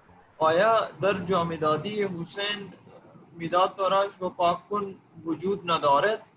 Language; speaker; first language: Persian; non-native, learner; Urdu